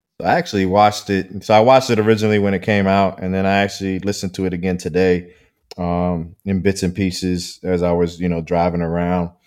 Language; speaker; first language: English; early bilingual, other home language; Spanish